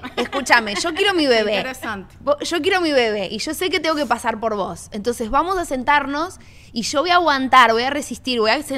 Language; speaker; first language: Spanish; native; Spanish